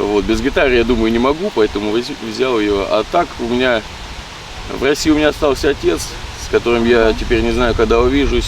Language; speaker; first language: Russian; native; Russian